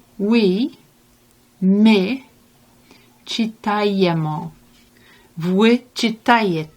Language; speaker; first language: Ukrainian; non-native, learner; English